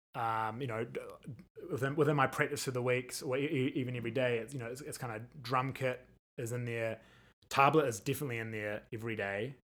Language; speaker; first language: English; native; English